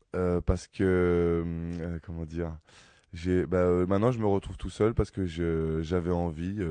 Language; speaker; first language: French; native; French